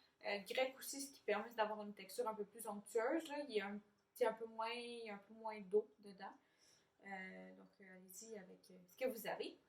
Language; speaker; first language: French; native; French